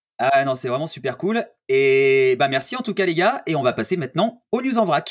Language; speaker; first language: French; native; French